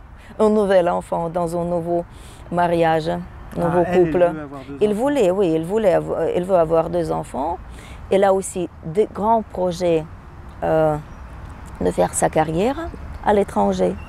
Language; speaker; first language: French; non-native, fluent; Russian